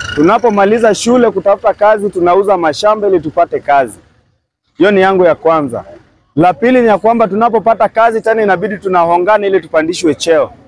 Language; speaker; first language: Swahili; non-native, local second language; Luo (Kenya and Tanzania)